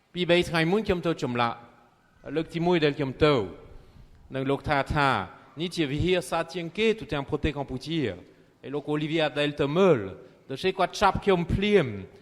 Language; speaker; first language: Khmer; non-native, fluent; French